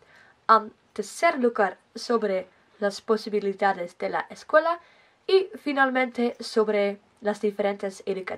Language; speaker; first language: Spanish; non-native, learner; Dutch